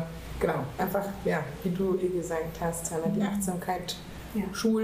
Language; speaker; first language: German; native; German